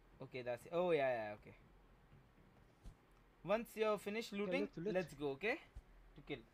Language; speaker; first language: English; non-native, local second language; Hindi